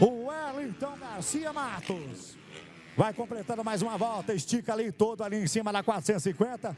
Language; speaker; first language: Portuguese; native; Portuguese